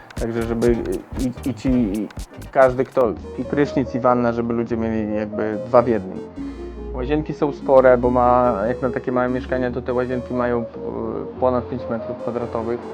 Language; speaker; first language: Polish; native; Polish